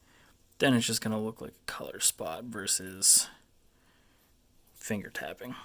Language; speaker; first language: English; native; English